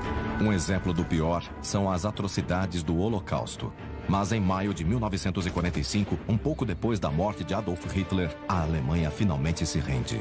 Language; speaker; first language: Portuguese; native; Portuguese